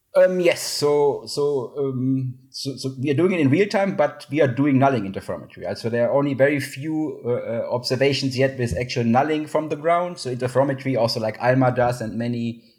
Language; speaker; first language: English; non-native, fluent; German